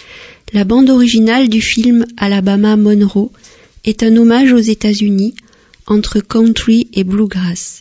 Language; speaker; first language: French; native; French